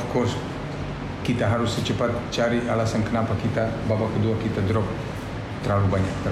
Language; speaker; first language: Indonesian; non-native, learner; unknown